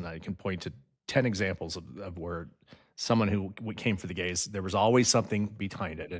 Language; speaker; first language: English; native; English